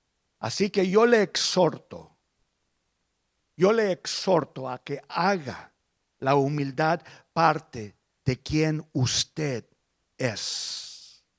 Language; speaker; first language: Spanish; early bilingual, heritage; Spanish